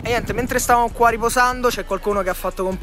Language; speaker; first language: Italian; native; Italian